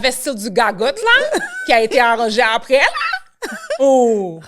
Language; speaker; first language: French; native; French